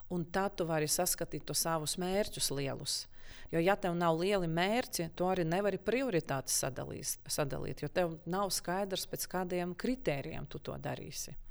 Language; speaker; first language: Latvian; non-native, local second language; Russian